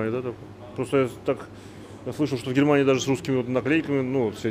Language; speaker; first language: Russian; native; Russian